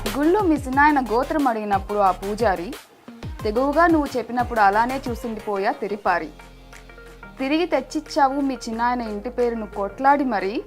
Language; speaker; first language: Telugu; native; Telugu